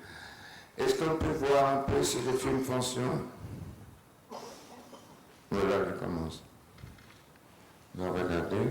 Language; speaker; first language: French; non-native, fluent; German